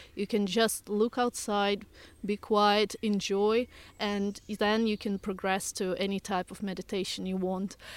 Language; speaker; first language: English; non-native, fluent; Russian